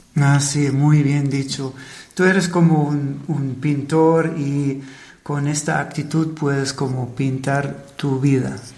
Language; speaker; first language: Spanish; non-native, fluent; German